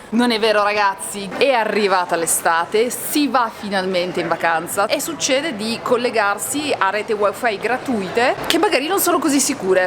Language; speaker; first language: Italian; native; Italian